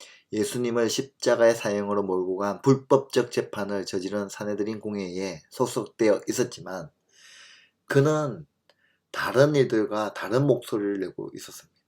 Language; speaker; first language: Korean; native; Korean